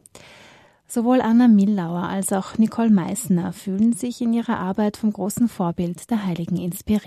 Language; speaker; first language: German; native; German